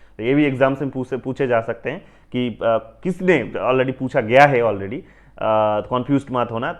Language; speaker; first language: Hindi; non-native, local second language; Bangla